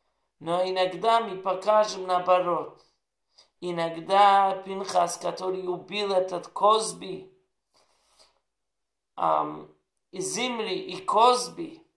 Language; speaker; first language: Russian; non-native, learner; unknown